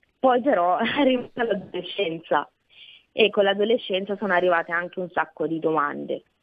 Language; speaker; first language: Italian; early bilingual, other home language; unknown